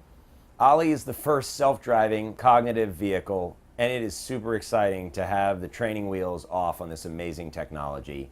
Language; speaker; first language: English; native; English